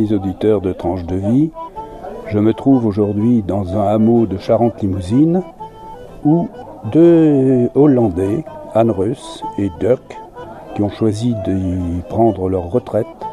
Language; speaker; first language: French; native; French